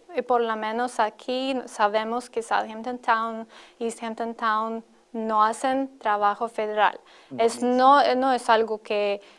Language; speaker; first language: Spanish; non-native, learner; Latvian